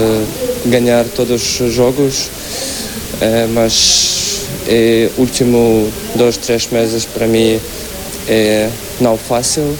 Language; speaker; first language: Portuguese; non-native, learner; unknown